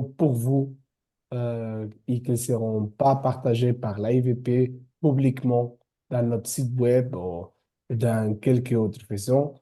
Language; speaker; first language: French; non-native, fluent; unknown